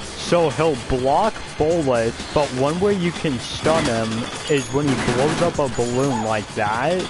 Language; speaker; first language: English; native; English